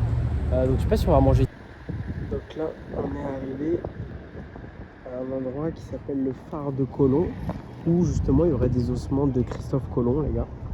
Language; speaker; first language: French; native; French